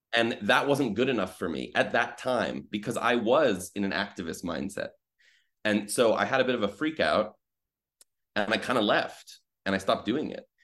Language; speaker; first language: English; native; English